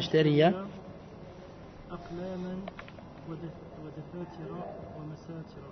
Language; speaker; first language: Arabic; non-native, learner; French